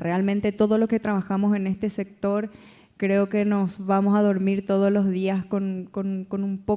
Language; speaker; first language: Spanish; native; Spanish